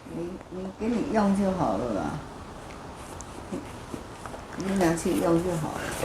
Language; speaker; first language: Chinese; native; Chinese